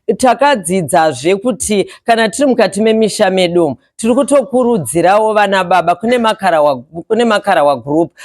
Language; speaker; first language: Shona; native; Shona